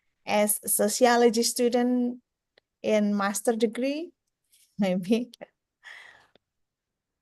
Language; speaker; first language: English; non-native, fluent; Indonesian